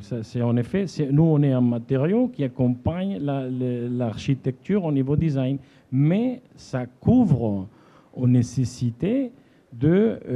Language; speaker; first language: French; non-native, fluent; Spanish